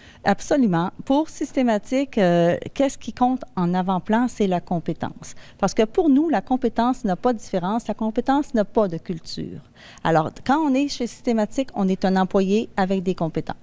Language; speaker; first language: French; native; French